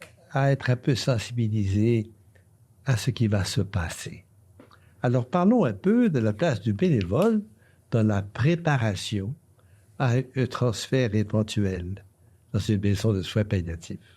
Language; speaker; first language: French; native; French